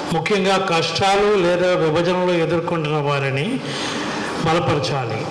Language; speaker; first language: Telugu; native; Telugu